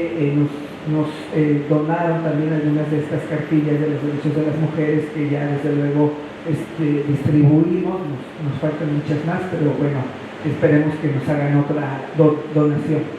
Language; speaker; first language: Spanish; native; Spanish